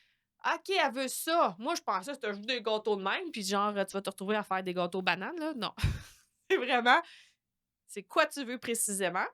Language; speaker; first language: French; native; French